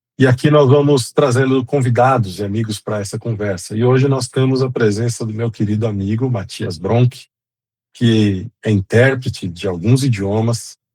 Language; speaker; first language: Portuguese; native; Portuguese